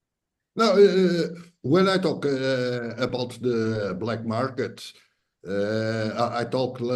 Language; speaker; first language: English; non-native, fluent; Portuguese